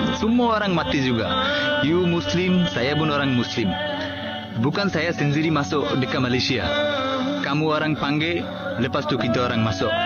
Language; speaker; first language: Malay; non-native, learner; Bangla